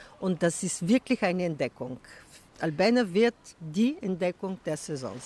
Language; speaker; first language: German; non-native, fluent; Bulgarian